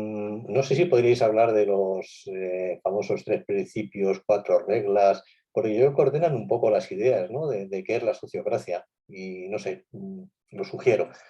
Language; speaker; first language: Spanish; native; Spanish